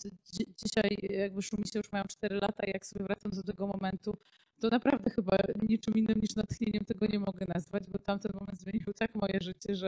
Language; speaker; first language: Polish; native; Polish